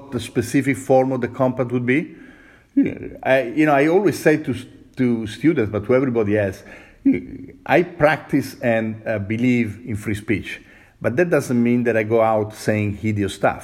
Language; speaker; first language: English; non-native, fluent; Italian